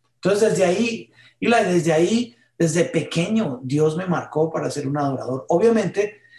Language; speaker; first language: Spanish; early bilingual, heritage; Spanish